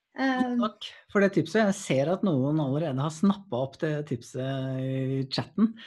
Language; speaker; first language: Norwegian; native; Norwegian